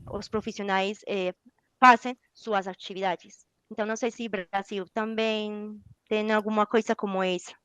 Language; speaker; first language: Portuguese; non-native, learner; Spanish